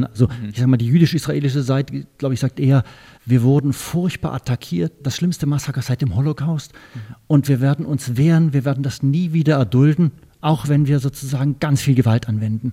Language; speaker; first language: German; native; German